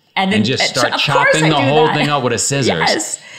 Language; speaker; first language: English; native; English